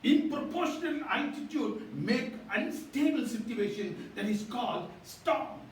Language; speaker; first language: English; non-native, local second language; Tamil